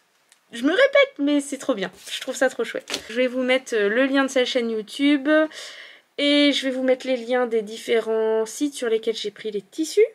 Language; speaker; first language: French; native; French